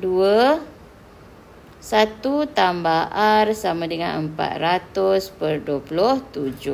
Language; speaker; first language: Malay; native; Malay